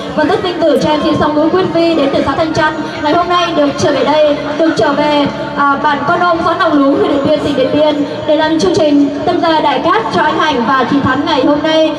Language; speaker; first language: Vietnamese; non-native, local second language; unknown